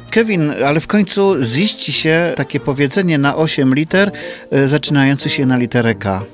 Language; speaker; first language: Polish; native; Polish